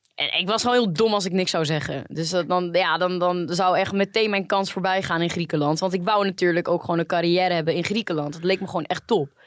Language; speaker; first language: Dutch; early bilingual, other home language; Greek